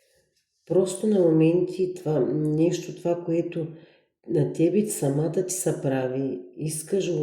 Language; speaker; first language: Bulgarian; native; Bulgarian